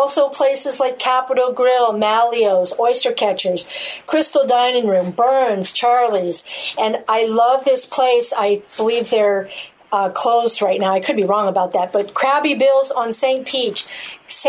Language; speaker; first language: English; native; English